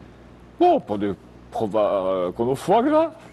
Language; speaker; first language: Portuguese; non-native, fluent; French